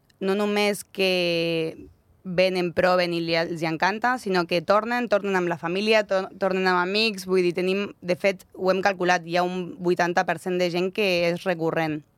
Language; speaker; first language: Catalan; native; Catalan